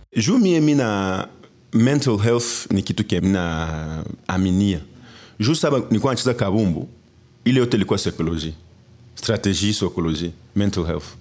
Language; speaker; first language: Swahili; native; Swahili